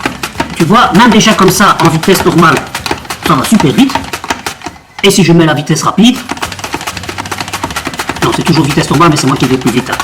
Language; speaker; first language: French; native; French